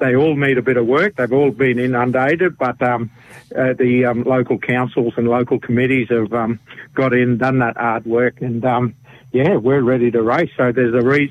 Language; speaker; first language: English; native; English